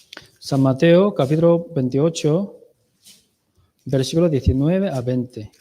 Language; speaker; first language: Spanish; non-native, learner; Chinese